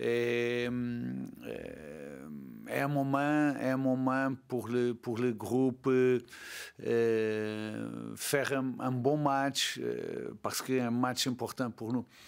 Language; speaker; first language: French; non-native, learner; Portuguese